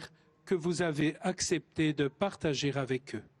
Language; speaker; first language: French; native; French